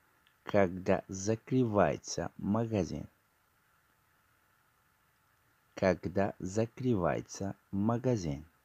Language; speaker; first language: Russian; non-native, learner; Tajik